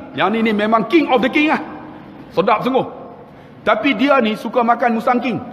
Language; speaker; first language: Malay; native; Malay